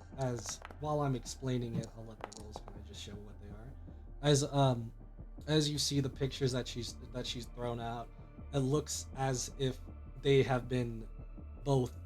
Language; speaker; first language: English; native; English